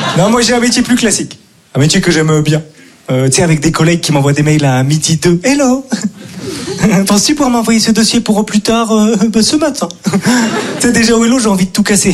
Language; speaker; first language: French; native; French